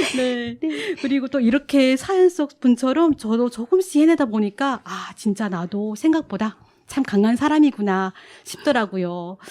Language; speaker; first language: Korean; non-native, fluent; Chinese